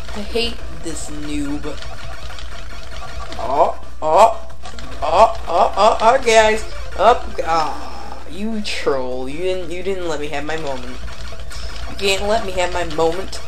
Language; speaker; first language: English; native; English